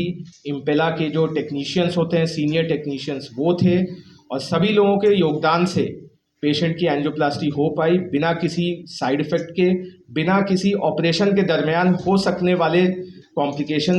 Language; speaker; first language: Hindi; native; Hindi